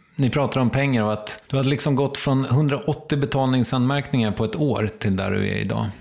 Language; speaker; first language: Swedish; native; Swedish